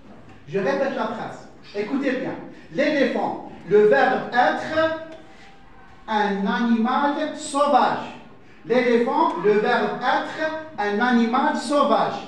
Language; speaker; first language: French; non-native, fluent; Arabic